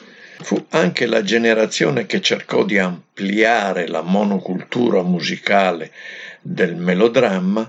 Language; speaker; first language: Italian; native; Italian